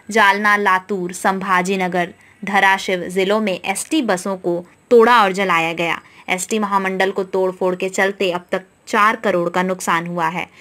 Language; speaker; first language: Hindi; non-native, local second language; Marathi